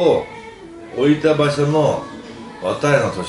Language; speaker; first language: Japanese; native; Japanese